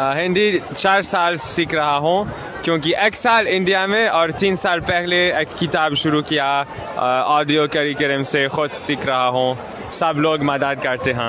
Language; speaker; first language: Hindi; non-native, learner; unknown